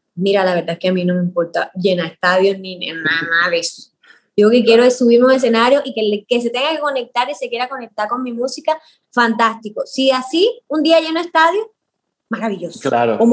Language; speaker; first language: Spanish; native; Spanish